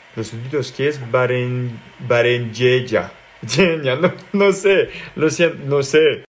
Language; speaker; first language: Spanish; non-native, learner; Serbian